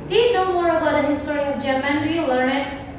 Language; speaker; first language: English; non-native, learner; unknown